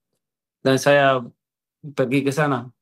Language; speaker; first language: Indonesian; non-native, fluent; Spanish